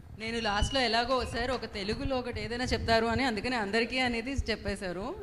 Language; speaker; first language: Telugu; native; Telugu